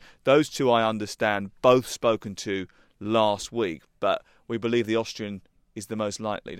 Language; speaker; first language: English; native; English